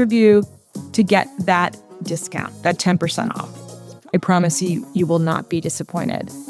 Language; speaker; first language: English; native; English